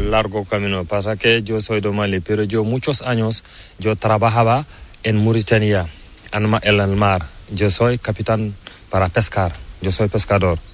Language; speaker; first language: Spanish; non-native, learner; Fula